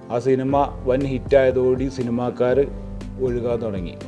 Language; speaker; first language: Malayalam; native; Malayalam